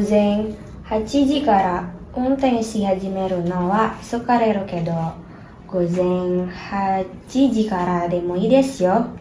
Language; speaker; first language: Japanese; non-native, learner; Indonesian